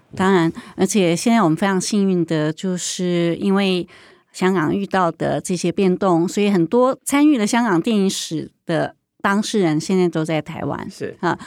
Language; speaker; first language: Chinese; native; Chinese